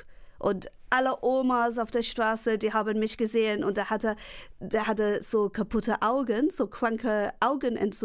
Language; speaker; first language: German; non-native, fluent; English